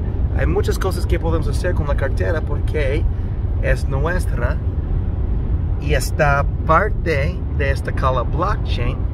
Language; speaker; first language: Spanish; early bilingual, heritage; English